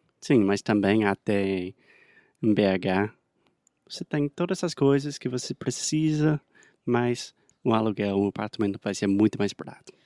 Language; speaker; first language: Portuguese; non-native, fluent; English